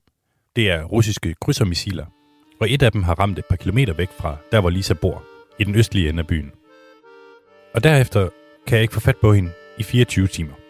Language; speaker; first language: Danish; native; Danish